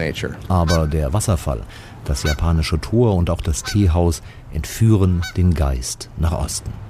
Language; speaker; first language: German; native; German